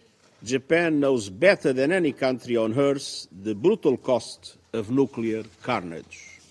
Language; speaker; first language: English; non-native, fluent; Portuguese